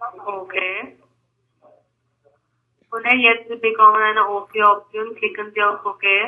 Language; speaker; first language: German; non-native, learner; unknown